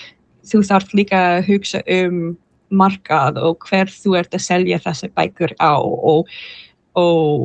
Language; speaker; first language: Icelandic; non-native, learner; English